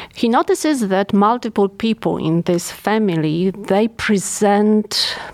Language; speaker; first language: English; non-native, fluent; Polish